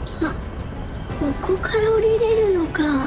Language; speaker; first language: Japanese; native; Japanese